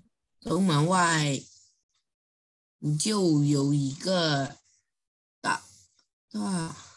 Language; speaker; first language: Chinese; non-native, learner; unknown